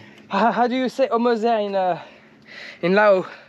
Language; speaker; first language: English; non-native, learner; French